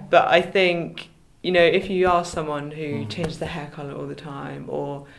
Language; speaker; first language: English; native; English